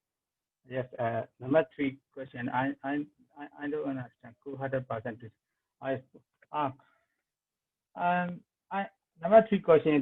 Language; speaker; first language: English; non-native, learner; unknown